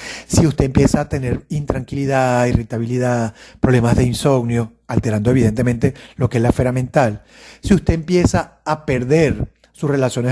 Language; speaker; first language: Spanish; native; Spanish